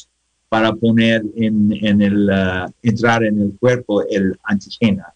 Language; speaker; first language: Spanish; non-native, learner; English